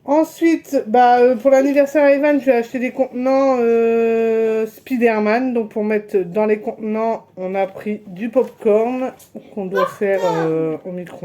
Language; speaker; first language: French; native; French